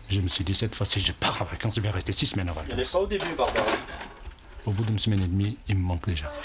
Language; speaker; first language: French; non-native, fluent; Portuguese